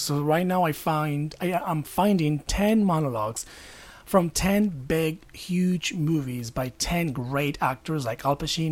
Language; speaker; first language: English; non-native, fluent; Spanish